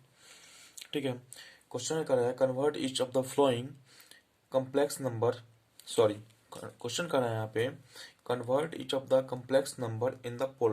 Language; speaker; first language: Hindi; native; Hindi